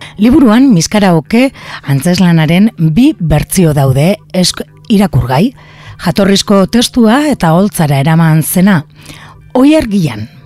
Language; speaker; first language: Basque; native; Basque